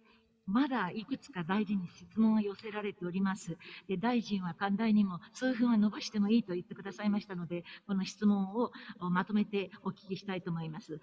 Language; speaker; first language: Japanese; native; Japanese